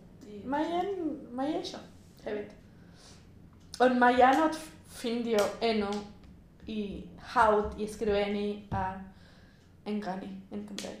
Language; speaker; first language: Welsh; non-native, learner; Spanish